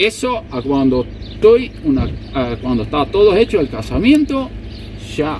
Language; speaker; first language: Spanish; non-native, local second language; Plautdietsch